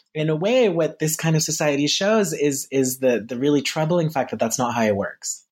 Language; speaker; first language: English; early bilingual, heritage; French